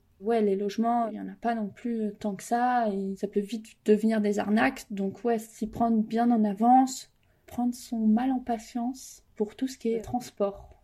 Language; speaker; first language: French; native; French